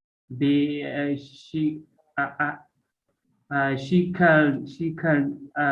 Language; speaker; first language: English; non-native, learner; Burmese